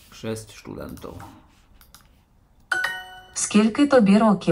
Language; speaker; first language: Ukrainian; non-native, learner; Slovak